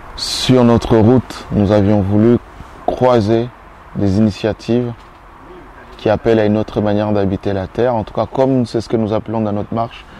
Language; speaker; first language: French; native; French